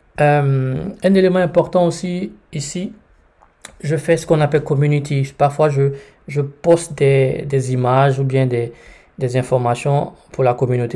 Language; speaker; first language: French; native; French